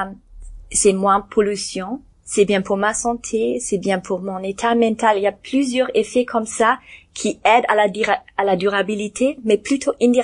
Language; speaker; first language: French; non-native, learner; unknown